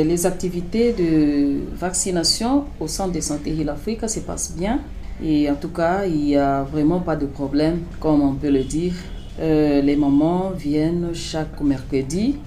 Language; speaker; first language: French; non-native, local second language; Swahili